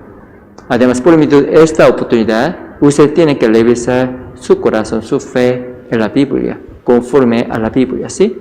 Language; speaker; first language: Spanish; non-native, fluent; Korean